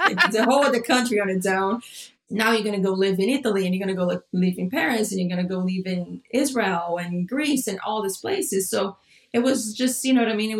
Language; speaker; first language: English; non-native, fluent; Portuguese